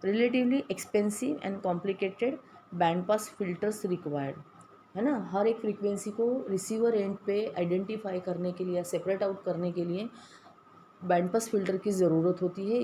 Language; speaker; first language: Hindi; non-native, local second language; Marathi